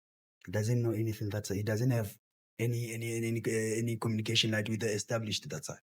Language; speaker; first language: English; non-native, local second language; Southern Sotho